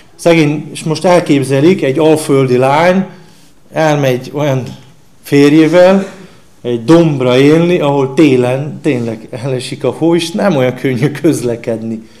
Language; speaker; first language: Hungarian; non-native, fluent; Slovenian